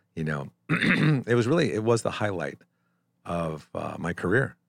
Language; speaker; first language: English; native; English